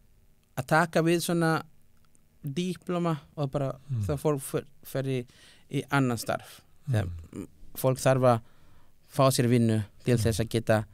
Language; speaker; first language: Icelandic; non-native, learner; Spanish